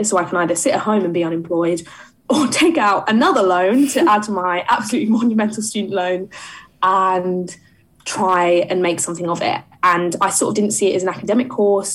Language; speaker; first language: English; native; English